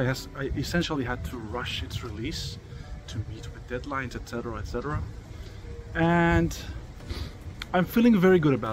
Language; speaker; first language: English; non-native, fluent; Persian